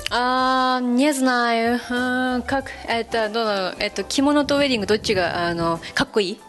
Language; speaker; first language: Russian; non-native, fluent; Japanese